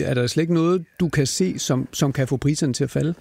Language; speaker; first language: Danish; native; Danish